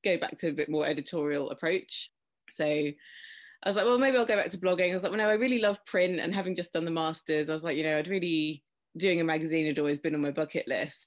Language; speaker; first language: English; native; English